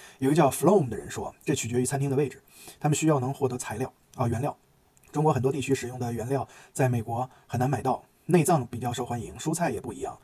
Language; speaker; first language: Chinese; native; Chinese